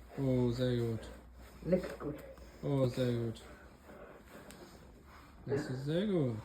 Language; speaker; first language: German; non-native, learner; Ukrainian